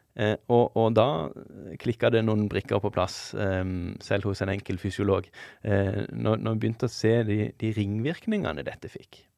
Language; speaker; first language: Norwegian; native; Norwegian